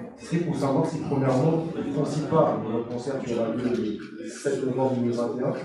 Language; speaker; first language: French; non-native, local second language; Lingala